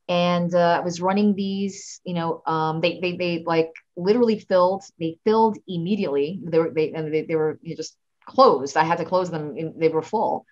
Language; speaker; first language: English; native; English